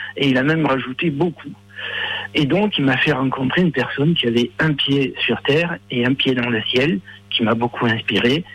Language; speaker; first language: French; native; French